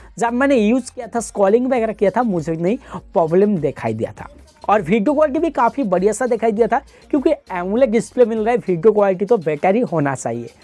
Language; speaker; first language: Hindi; non-native, local second language; Bangla